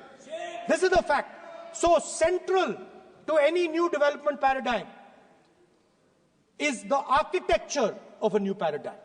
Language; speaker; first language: English; non-native, local second language; Hindi